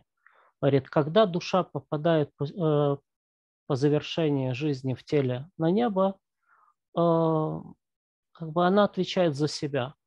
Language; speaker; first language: Russian; native; Russian